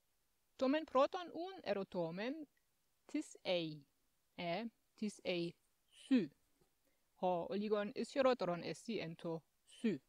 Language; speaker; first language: Greek; non-native, fluent; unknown